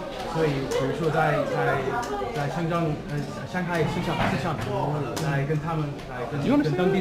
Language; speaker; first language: Chinese; non-native, learner; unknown